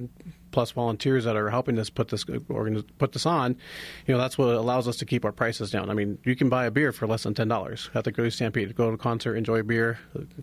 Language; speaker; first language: English; native; English